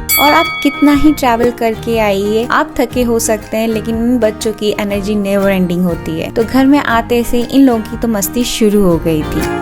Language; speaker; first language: Hindi; native; Hindi